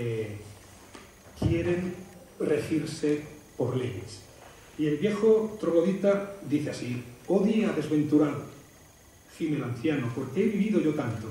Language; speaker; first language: Spanish; native; Spanish